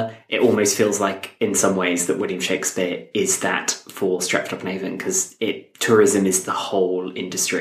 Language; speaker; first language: English; native; English